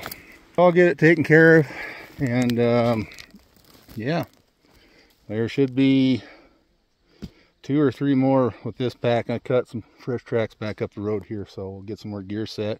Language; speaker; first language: English; native; English